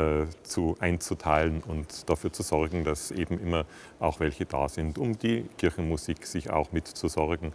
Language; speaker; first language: German; native; German